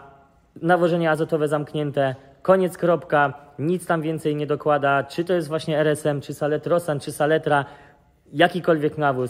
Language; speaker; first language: Polish; native; Polish